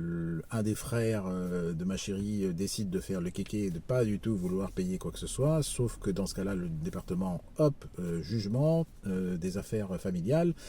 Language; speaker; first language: French; native; French